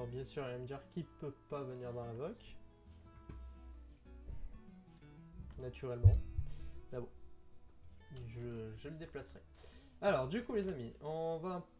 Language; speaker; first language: French; native; French